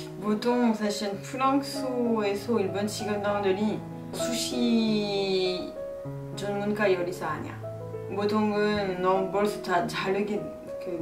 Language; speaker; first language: Korean; non-native, learner; French